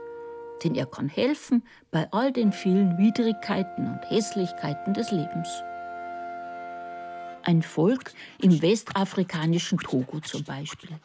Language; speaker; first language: German; native; German